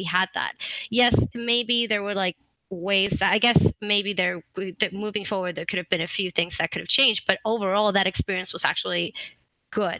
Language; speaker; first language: English; non-native, fluent; Spanish